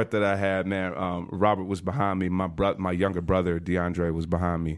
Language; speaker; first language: English; native; English